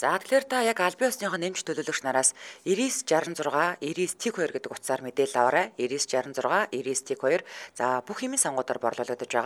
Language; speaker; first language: Mongolian; native; Mongolian